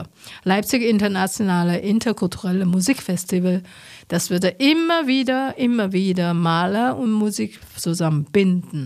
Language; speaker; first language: German; non-native, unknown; Chinese